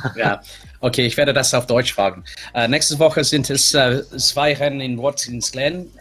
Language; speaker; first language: German; non-native, learner; English